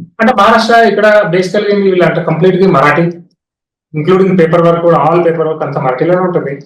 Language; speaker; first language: Telugu; native; Telugu